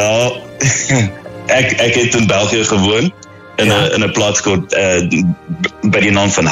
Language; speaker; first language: Dutch; non-native, learner; Afrikaans